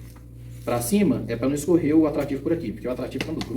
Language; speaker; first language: Portuguese; native; Portuguese